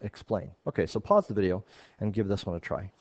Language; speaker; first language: English; native; English